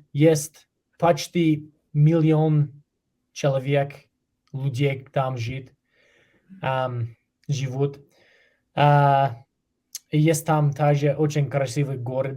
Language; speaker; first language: Russian; non-native, learner; English